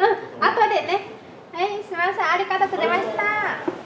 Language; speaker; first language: Japanese; non-native, learner; Chinese